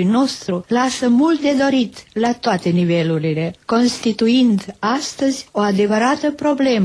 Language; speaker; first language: Romanian; native; Romanian